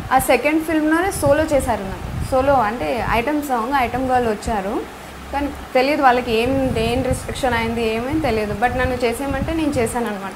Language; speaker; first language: Telugu; non-native, fluent; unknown